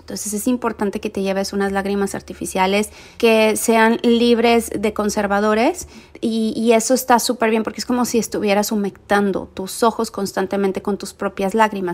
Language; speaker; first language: Spanish; native; Spanish